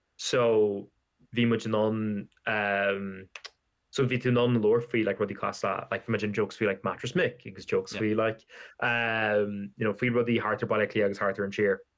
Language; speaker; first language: Irish; native; Irish